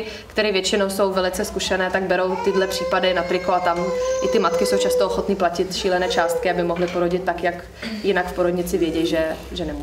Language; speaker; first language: Czech; native; Czech